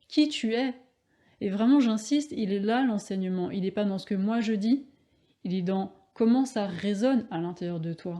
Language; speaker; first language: French; native; French